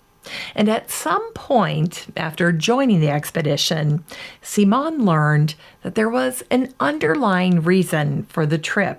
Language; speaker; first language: English; native; English